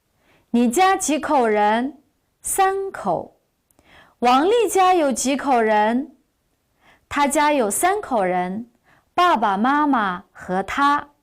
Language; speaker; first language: Chinese; non-native, local second language; Uyghur